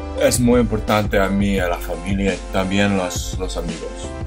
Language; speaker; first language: Spanish; non-native, learner; English